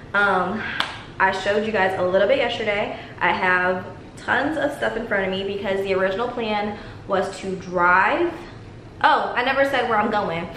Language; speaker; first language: English; native; English